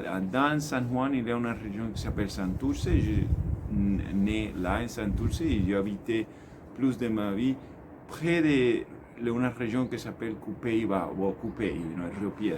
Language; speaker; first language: French; non-native, learner; Spanish